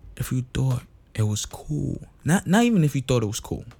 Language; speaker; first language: English; non-native, local second language; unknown